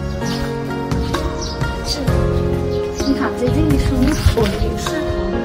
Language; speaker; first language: Chinese; non-native, learner; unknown